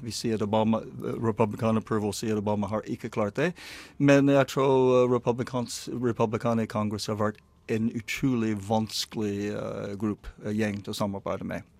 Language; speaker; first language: Norwegian; non-native, learner; English